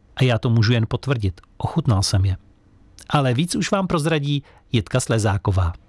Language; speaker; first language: Czech; native; Czech